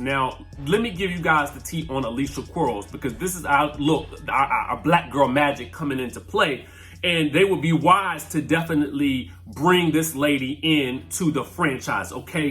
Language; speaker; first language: English; native; English